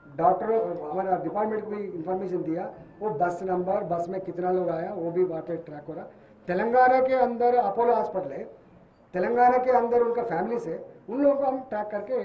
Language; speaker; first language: Hindi; non-native, local second language; Telugu